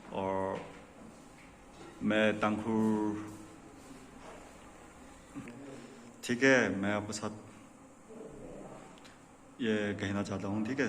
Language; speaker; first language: Hindi; non-native, local second language; Tangkhul Naga (India)